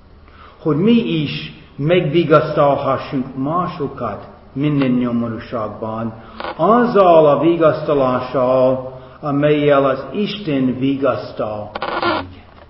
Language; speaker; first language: Hungarian; non-native, fluent; English